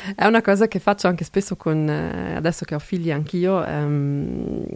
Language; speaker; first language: Italian; non-native, local second language; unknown